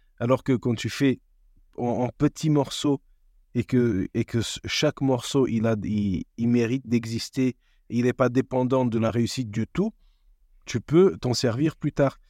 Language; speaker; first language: French; non-native, fluent; Portuguese